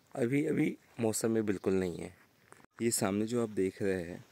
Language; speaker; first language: Hindi; native; Hindi